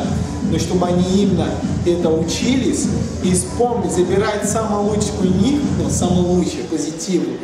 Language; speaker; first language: Russian; non-native, learner; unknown